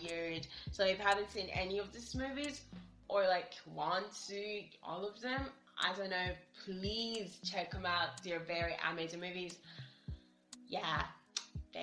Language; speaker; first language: English; non-native, local second language; Yoruba